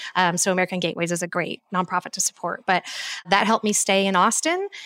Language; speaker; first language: English; native; English